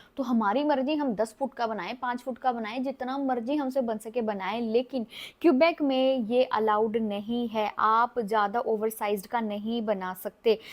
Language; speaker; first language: Hindi; native; Hindi